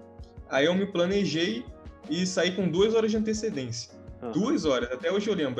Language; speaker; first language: Portuguese; native; Portuguese